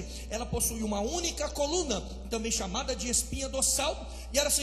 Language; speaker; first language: Portuguese; native; Portuguese